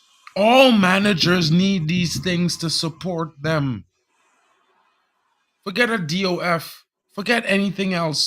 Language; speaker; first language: English; native; English